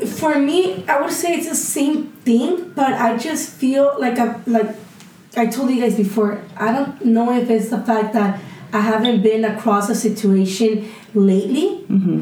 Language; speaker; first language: English; early bilingual, other home language; Spanish